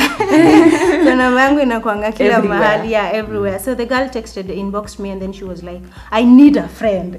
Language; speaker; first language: English; non-native, local second language; Swahili